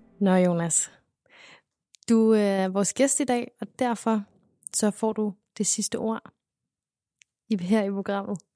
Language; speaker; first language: Danish; native; Danish